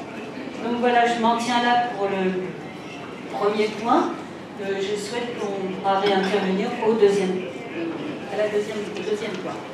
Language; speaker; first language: French; native; French